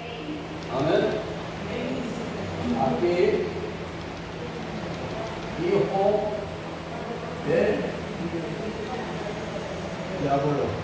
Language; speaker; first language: Spanish; non-native, learner; Korean